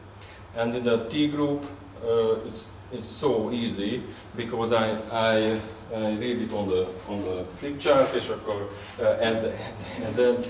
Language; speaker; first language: English; non-native, learner; Hungarian